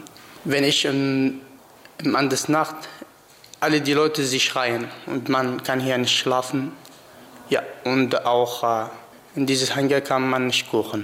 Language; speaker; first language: German; non-native, learner; Arabic